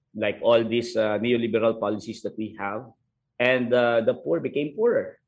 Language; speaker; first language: English; non-native, local second language; Hiligaynon